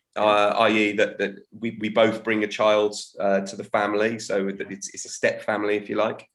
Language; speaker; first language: English; native; English